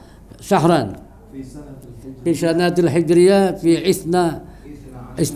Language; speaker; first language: Arabic; non-native, learner; Indonesian